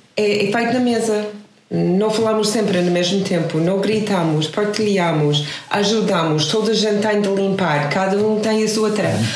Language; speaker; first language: Portuguese; non-native, fluent; English